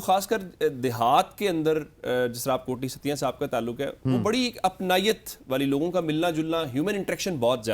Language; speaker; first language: Urdu; native; Urdu